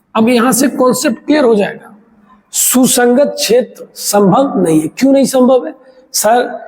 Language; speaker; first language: Hindi; native; Hindi